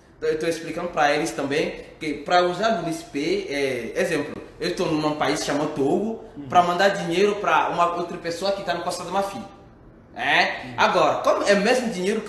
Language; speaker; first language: Portuguese; non-native, fluent; French